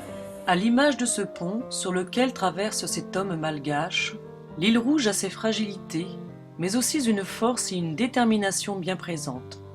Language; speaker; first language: French; native; French